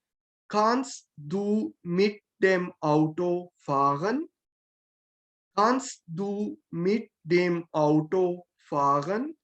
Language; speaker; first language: German; non-native, fluent; Hindi